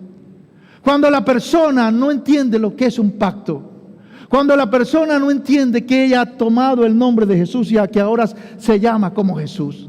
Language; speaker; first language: Spanish; native; Spanish